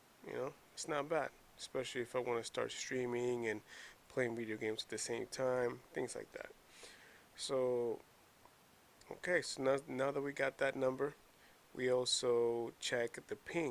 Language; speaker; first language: English; native; English